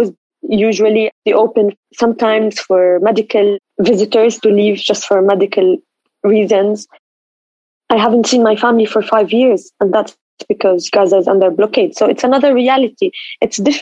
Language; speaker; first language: English; non-native, fluent; Arabic